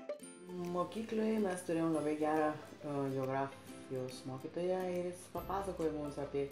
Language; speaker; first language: Lithuanian; non-native, fluent; Spanish